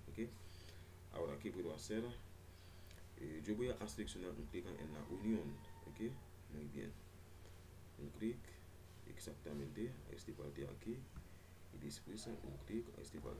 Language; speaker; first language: Spanish; non-native, learner; Haitian Creole